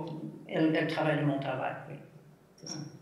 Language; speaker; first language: French; non-native, fluent; English